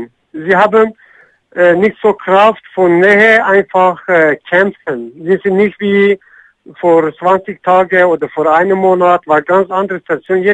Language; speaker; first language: German; non-native, learner; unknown